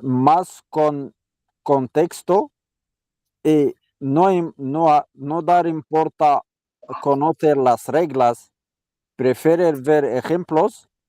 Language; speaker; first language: Spanish; non-native, learner; Arabic